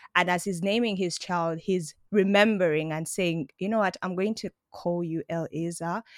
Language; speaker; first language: English; non-native, local second language; Ganda